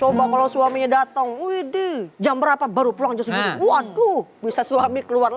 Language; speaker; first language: Indonesian; native; Indonesian